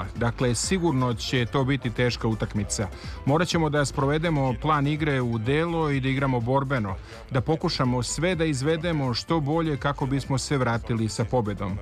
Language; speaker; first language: Serbian; native; Serbian